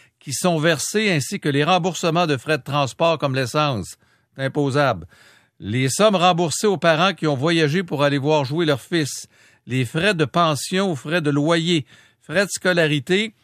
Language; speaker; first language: French; native; French